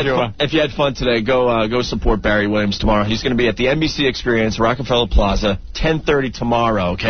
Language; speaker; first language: English; native; English